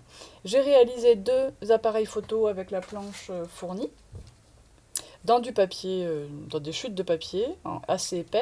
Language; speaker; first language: French; native; French